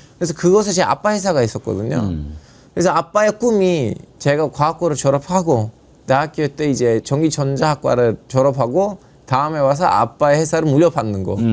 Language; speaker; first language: Korean; non-native, fluent; Kurdish